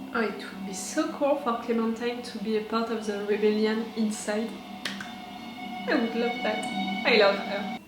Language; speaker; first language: English; non-native, fluent; French